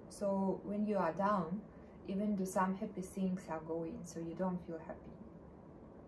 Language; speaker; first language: English; non-native, learner; Russian